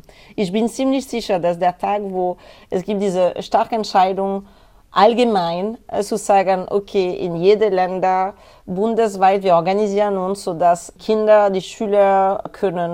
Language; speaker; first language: German; non-native, learner; French